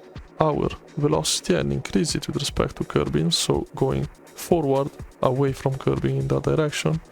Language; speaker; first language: English; non-native, fluent; Italian